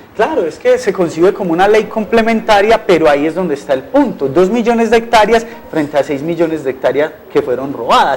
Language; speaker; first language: Spanish; native; Spanish